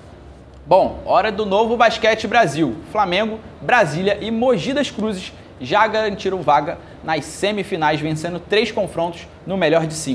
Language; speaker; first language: Portuguese; native; Portuguese